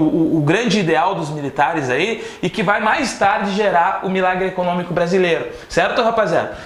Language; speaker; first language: Portuguese; native; Portuguese